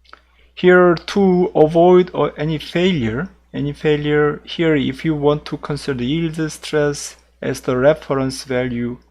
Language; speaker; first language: English; non-native, fluent; Korean